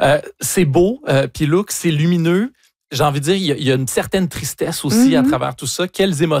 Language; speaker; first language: French; native; French